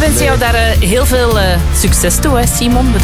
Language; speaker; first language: Dutch; native; Dutch